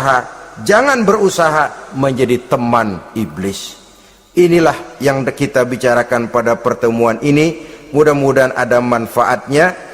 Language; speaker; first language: Indonesian; native; Indonesian